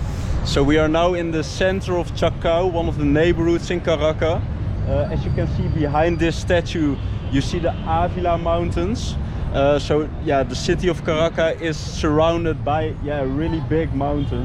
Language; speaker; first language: English; non-native, fluent; Dutch